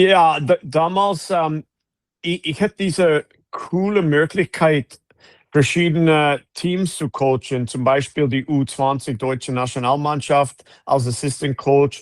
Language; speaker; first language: German; non-native, fluent; English